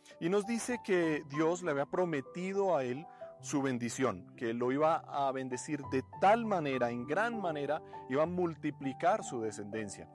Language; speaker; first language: Spanish; native; Spanish